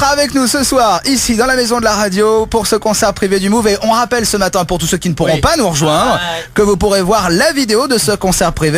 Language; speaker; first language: French; native; French